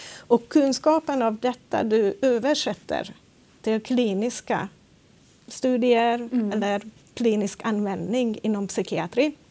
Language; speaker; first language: Swedish; non-native, fluent; Hungarian